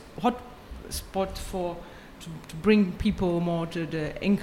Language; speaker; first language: English; non-native, fluent; German